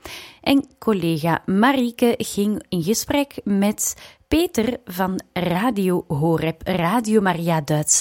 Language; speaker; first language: Dutch; native; Dutch